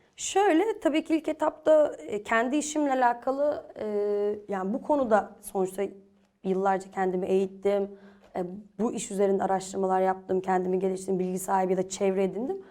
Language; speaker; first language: Turkish; native; Turkish